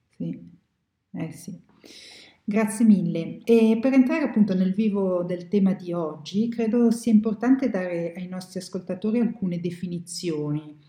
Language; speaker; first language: Italian; native; Italian